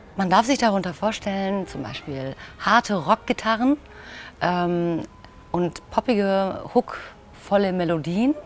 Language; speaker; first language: German; native; German